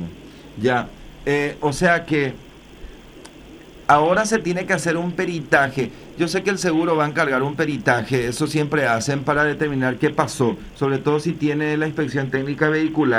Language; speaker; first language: Spanish; native; Spanish